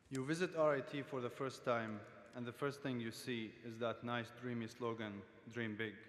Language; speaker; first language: English; non-native, fluent; Arabic